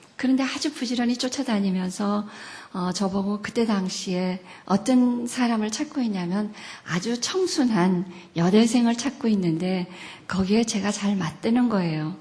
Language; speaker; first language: Korean; native; Korean